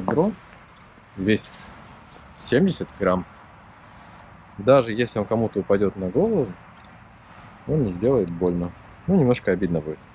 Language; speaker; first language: Russian; native; Russian